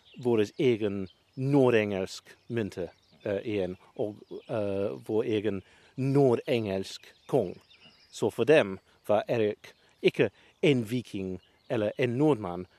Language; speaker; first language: Norwegian; non-native, learner; English